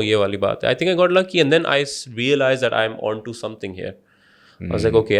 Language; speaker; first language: English; non-native, local second language; Urdu